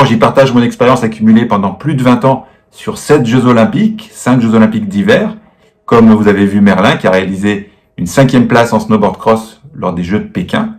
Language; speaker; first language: French; native; French